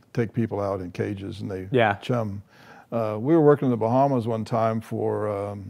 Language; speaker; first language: English; native; English